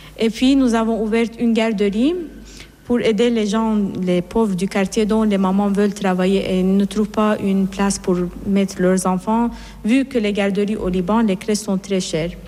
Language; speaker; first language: French; non-native, fluent; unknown